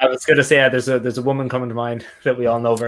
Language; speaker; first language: English; native; English